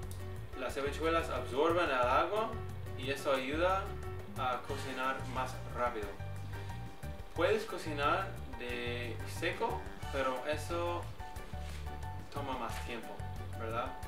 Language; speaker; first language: Spanish; early bilingual, heritage; English